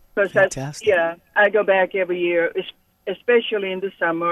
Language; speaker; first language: English; non-native, fluent; Swedish